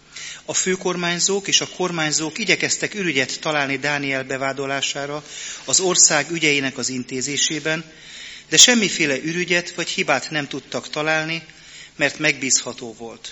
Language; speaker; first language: Hungarian; native; Hungarian